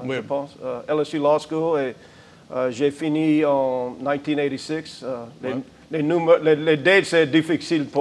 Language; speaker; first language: French; non-native, learner; English